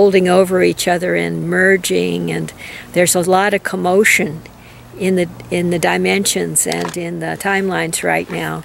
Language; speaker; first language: English; native; English